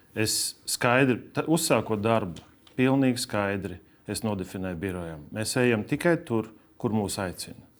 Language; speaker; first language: Latvian; native; Latvian